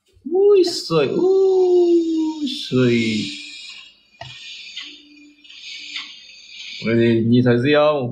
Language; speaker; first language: Vietnamese; native; Vietnamese